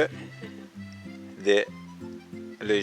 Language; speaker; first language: French; non-native, learner; Italian